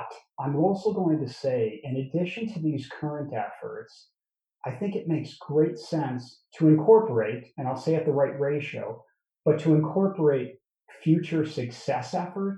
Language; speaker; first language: English; native; English